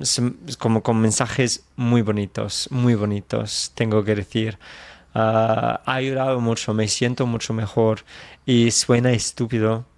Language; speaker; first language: Spanish; non-native, fluent; English